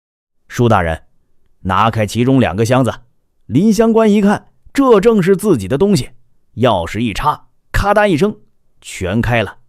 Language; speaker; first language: Chinese; native; Chinese